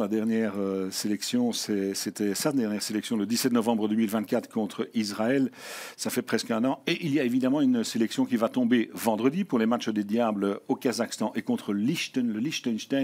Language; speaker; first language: French; native; French